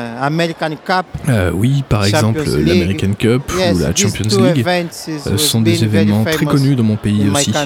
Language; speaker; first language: French; non-native, learner; Portuguese